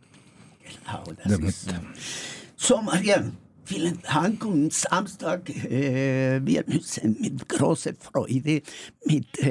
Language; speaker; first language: German; non-native, learner; Spanish